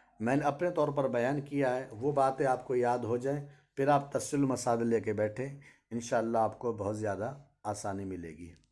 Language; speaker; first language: Urdu; native; Urdu